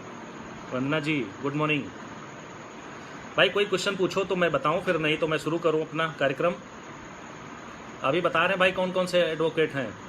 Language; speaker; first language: Hindi; native; Hindi